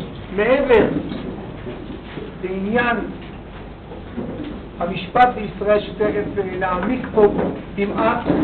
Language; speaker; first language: Hebrew; native; Hebrew